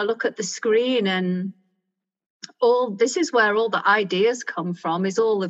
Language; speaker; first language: English; native; English